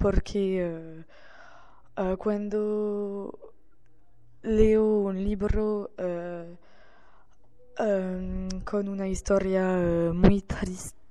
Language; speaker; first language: Spanish; non-native, learner; French